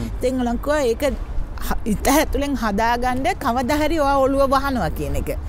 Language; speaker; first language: Sinhala; non-native, local second language; Tamil